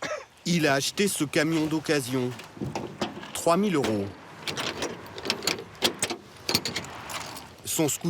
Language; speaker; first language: French; native; French